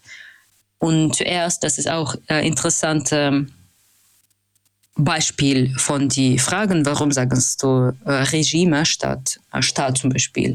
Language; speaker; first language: German; non-native, fluent; Russian